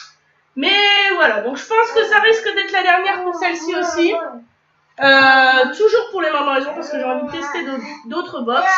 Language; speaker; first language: French; native; French